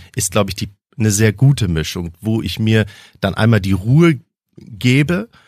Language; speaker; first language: German; early bilingual, heritage; German